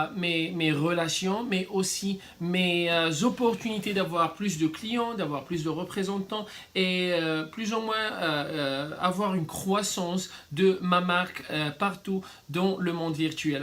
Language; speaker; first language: French; non-native, fluent; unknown